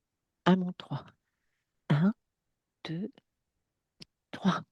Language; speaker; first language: French; native; French